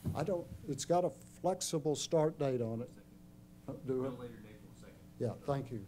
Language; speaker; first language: English; native; English